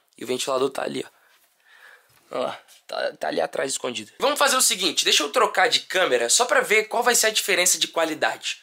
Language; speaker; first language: Portuguese; native; Portuguese